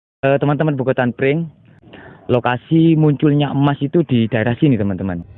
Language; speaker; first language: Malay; non-native, local second language; Javanese